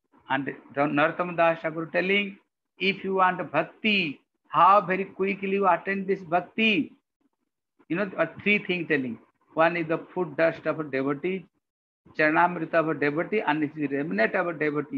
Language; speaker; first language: English; non-native, local second language; Odia